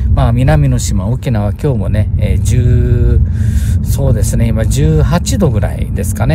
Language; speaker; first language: Japanese; native; Japanese